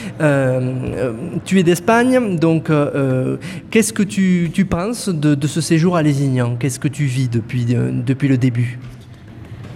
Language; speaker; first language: French; native; French